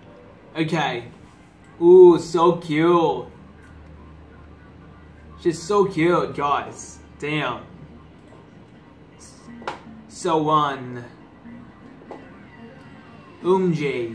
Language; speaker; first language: English; non-native, fluent; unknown